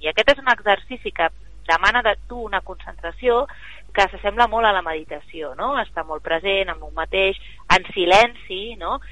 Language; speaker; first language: Catalan; native; Catalan